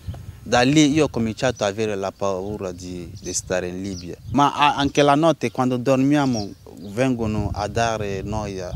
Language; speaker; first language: Italian; non-native, learner; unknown